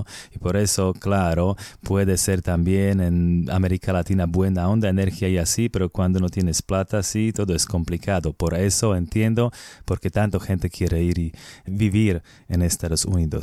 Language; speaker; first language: Spanish; non-native, fluent; Slovak